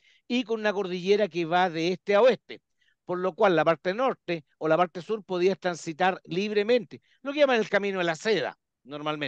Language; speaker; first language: Spanish; native; Spanish